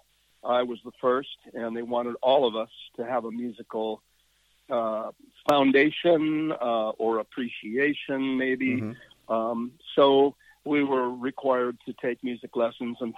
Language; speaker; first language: English; native; English